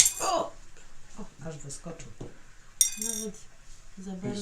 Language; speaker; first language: Polish; native; Polish